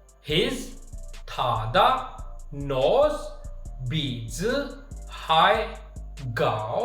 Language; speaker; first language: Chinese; non-native, fluent; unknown